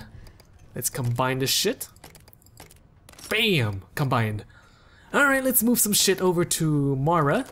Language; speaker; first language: English; native; English